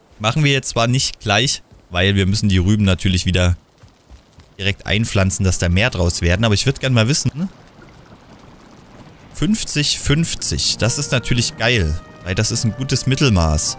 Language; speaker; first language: German; native; German